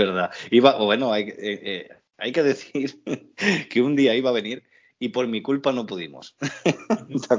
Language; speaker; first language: Spanish; native; Spanish